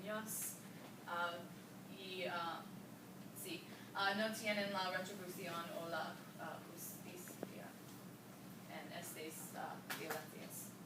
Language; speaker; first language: Spanish; non-native, learner; English